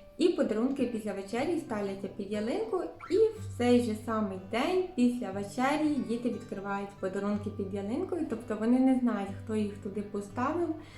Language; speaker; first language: Ukrainian; native; Ukrainian